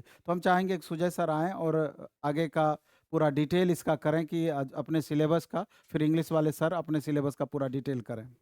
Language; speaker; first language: Hindi; native; Hindi